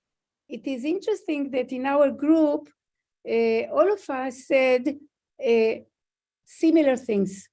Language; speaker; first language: English; non-native, fluent; Hebrew